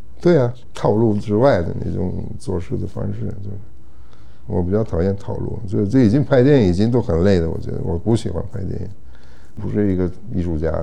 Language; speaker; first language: Chinese; non-native, fluent; Italian